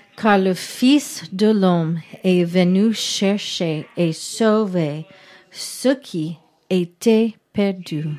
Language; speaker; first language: French; non-native, learner; English